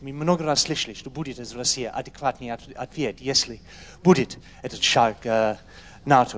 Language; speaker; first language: Russian; non-native, fluent; English